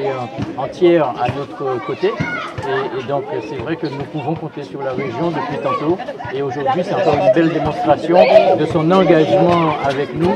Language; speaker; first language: French; native; French